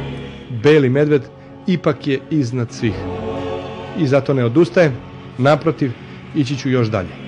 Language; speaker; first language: Serbian; native; Serbian